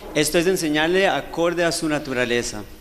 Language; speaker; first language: Spanish; native; Spanish